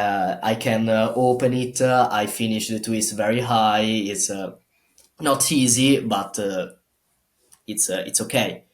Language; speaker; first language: English; non-native, learner; Italian